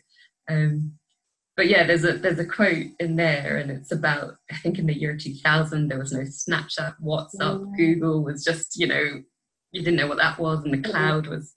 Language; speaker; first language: English; native; English